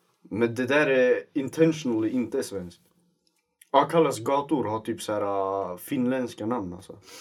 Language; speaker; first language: Swedish; native; Swedish